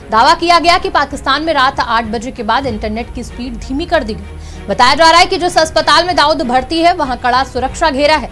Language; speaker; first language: Hindi; native; Hindi